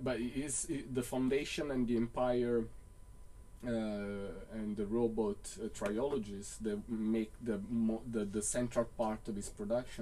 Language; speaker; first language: English; non-native, fluent; Italian